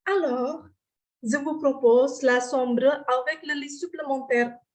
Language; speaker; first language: French; non-native, fluent; Indonesian